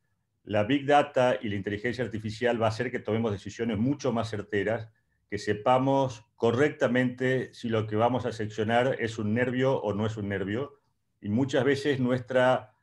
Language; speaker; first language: Spanish; native; Spanish